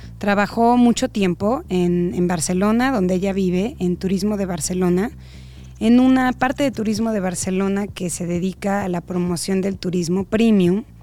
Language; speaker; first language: Spanish; native; Spanish